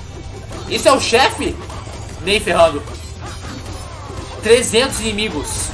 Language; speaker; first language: Portuguese; native; Portuguese